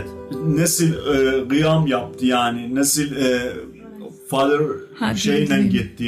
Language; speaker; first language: Turkish; non-native, fluent; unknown